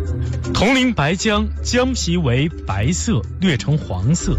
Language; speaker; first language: Chinese; native; Chinese